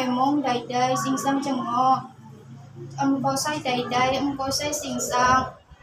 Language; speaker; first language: Cantonese; non-native, learner; Indonesian